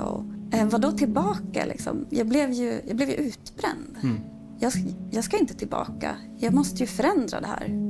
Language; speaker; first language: Swedish; native; Swedish